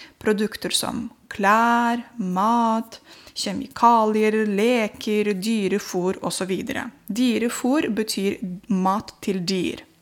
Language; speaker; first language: Norwegian; non-native, fluent; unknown